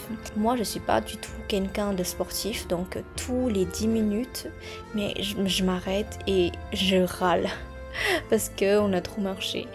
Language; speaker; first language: French; non-native, fluent; Vietnamese